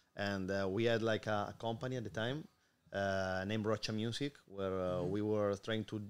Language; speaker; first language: English; non-native, fluent; Spanish